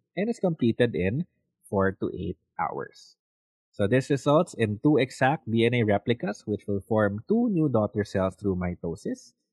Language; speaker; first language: English; non-native, local second language; Filipino